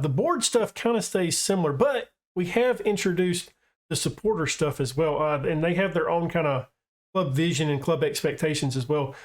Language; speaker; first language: English; native; English